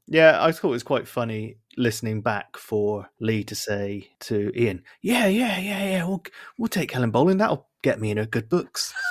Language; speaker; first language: English; native; English